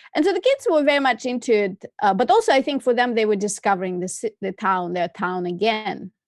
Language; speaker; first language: English; non-native, fluent; Russian